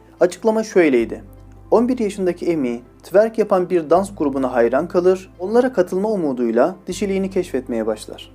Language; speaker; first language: Turkish; native; Turkish